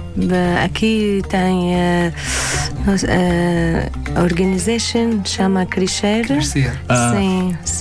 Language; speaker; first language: Portuguese; non-native, learner; Arabic